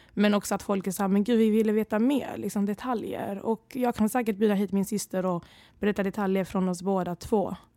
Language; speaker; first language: Swedish; early bilingual, other home language; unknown